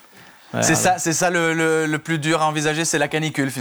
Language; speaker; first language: French; native; French